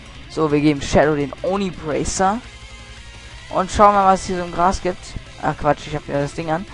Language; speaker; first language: German; native; German